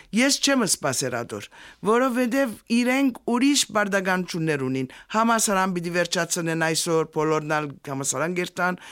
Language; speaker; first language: Armenian; early bilingual, heritage; Armenian